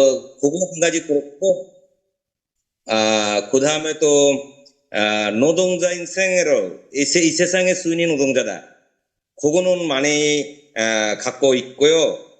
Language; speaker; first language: Korean; non-native, learner; Bangla